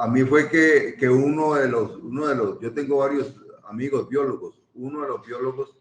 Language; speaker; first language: Spanish; native; Spanish